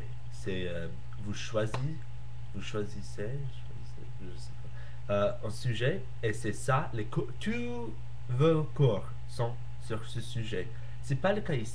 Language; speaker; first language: French; non-native, learner; English